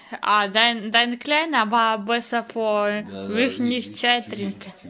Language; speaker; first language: German; non-native, learner; Ukrainian